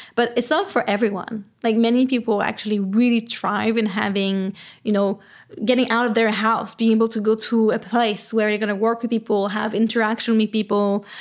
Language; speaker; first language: English; non-native, fluent; French